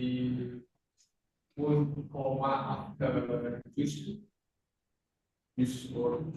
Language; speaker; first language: English; non-native, learner; Indonesian